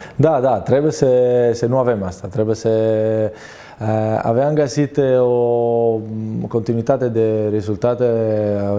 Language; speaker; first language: Romanian; non-native, learner; Italian